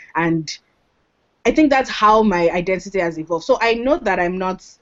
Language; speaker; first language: English; non-native, local second language; Yoruba